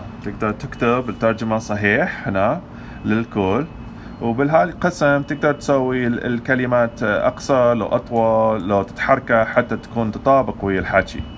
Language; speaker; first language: Arabic; non-native, fluent; English